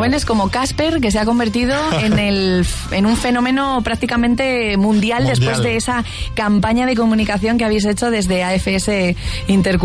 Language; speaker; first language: Spanish; native; Spanish